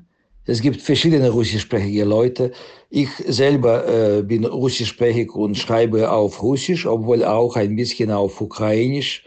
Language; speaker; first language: German; non-native, fluent; Russian